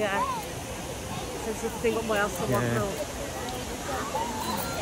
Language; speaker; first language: English; native; English